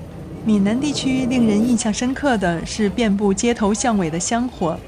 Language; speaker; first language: Chinese; native; Chinese